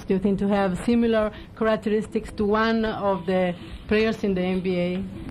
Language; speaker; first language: English; non-native, fluent; Italian